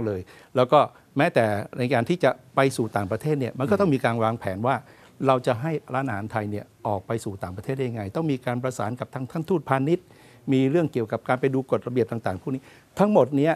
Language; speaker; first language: Thai; native; Thai